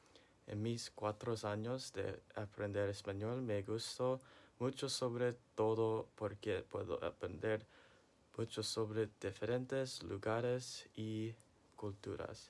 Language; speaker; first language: Spanish; non-native, learner; English